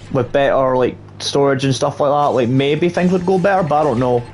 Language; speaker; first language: English; native; English